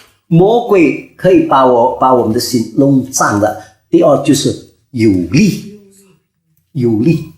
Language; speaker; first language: Chinese; early bilingual, heritage; Chinese